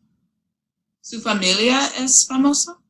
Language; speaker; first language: Spanish; non-native, learner; English